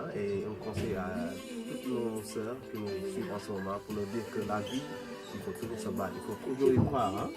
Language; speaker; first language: French; non-native, local second language; Wolof